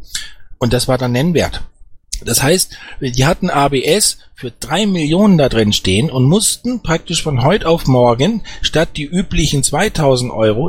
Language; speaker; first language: German; native; German